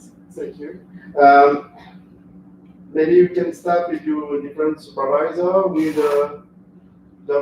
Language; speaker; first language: English; non-native, fluent; French